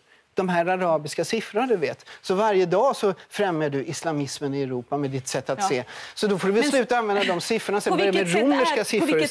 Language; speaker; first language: Swedish; native; Swedish